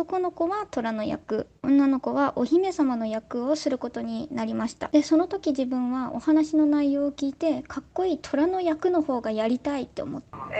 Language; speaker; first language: Japanese; native; Japanese